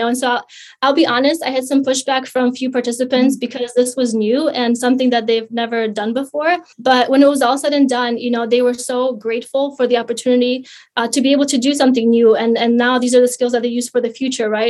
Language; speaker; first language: English; early bilingual, other home language; Polish